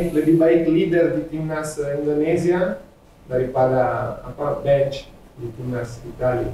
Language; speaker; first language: Indonesian; non-native, fluent; Italian